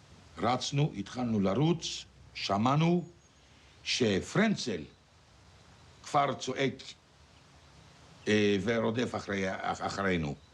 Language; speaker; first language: Hebrew; non-native, fluent; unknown